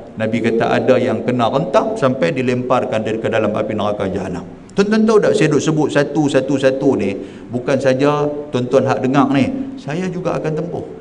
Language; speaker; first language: Malay; native; Malay